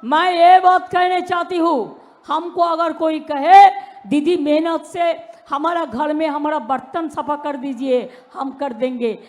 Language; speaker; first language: Hindi; non-native, local second language; Bangla